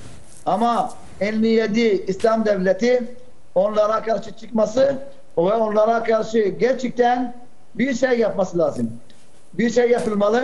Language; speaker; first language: Turkish; non-native, fluent; Arabic